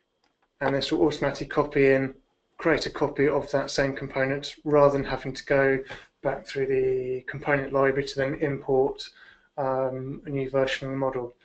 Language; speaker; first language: English; native; English